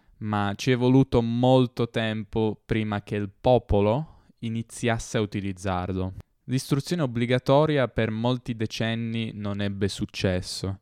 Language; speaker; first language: Italian; native; Italian